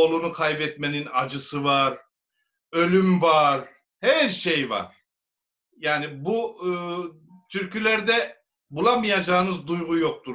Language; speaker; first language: Turkish; native; Turkish